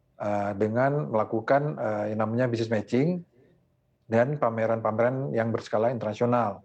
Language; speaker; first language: Indonesian; native; Indonesian